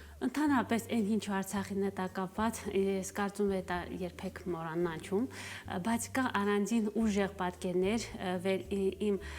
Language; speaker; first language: Armenian; native; Armenian